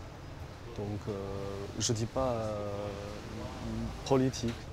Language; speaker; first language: French; non-native, fluent; Chinese